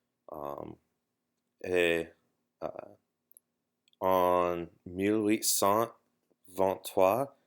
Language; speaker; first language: French; non-native, learner; English